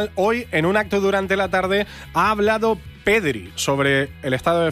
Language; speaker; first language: Spanish; native; Spanish